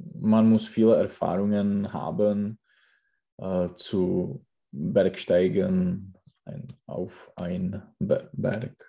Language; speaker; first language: German; non-native, learner; Czech